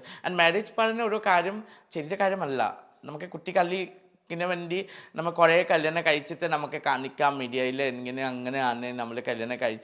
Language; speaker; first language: Malayalam; non-native, fluent; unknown